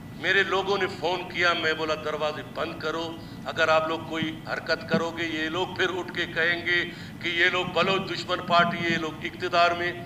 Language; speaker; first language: Urdu; non-native, local second language; Baluchi